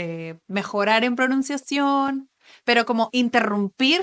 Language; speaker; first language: Spanish; native; Spanish